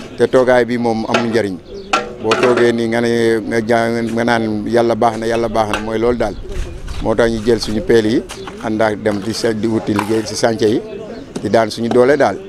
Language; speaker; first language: Wolof; non-native, local second language; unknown